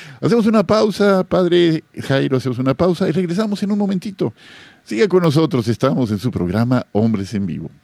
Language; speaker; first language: Spanish; native; Spanish